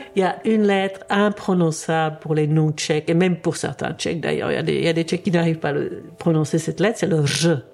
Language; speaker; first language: French; early bilingual, other home language; Czech